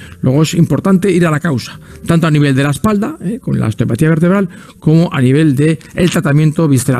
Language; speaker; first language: Spanish; native; Spanish